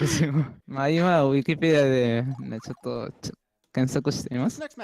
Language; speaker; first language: Japanese; non-native, learner; Spanish